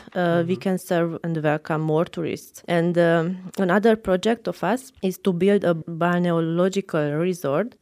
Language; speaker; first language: English; non-native, learner; Romanian